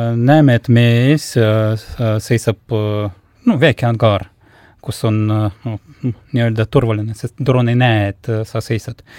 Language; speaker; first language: Estonian; non-native, local second language; Russian